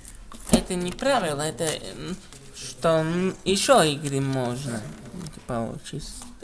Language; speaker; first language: Russian; non-native, learner; Italian